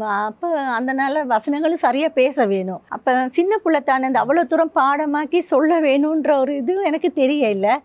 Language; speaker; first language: Tamil; native; Tamil